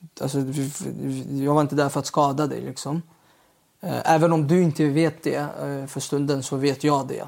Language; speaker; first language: Swedish; early bilingual, other home language; Uyghur